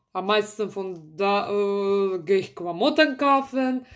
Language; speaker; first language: German; early bilingual, other home language; Macedonian